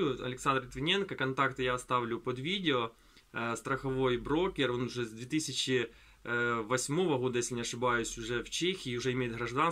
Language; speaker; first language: Russian; native; Russian